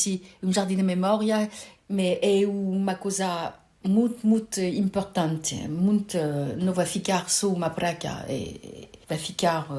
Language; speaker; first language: Portuguese; early bilingual, heritage; Portuguese